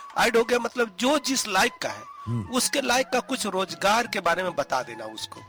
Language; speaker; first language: Hindi; native; Hindi